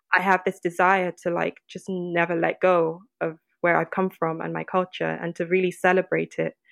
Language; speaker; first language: English; non-native, local second language; Yoruba